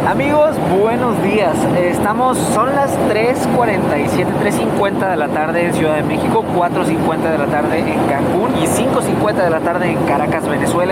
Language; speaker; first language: Spanish; native; Spanish